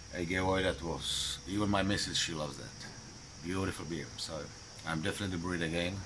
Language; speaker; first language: English; non-native, fluent; Czech